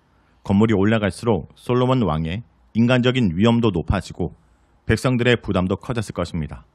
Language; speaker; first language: Korean; native; Korean